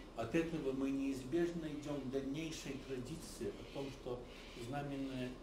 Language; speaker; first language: Russian; early bilingual, heritage; Russian